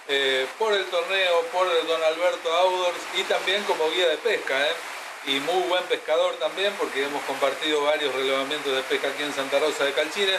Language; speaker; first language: Spanish; native; Spanish